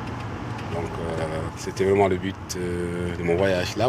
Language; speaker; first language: French; non-native, local second language; Arabic